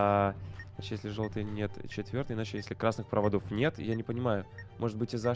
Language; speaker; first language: Russian; native; Russian